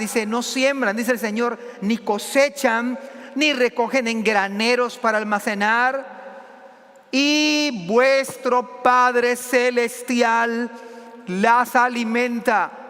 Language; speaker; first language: Spanish; native; Spanish